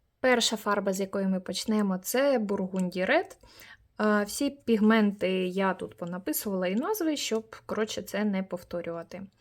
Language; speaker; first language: Ukrainian; native; Ukrainian